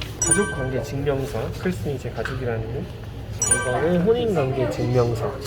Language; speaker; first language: Korean; native; Korean